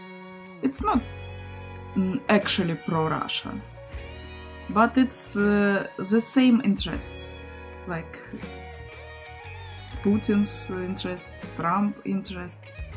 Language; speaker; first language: English; non-native, learner; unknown